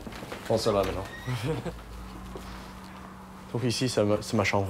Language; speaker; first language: French; non-native, learner; English